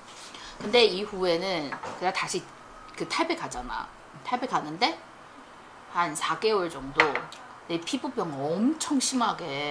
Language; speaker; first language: Korean; non-native, fluent; Chinese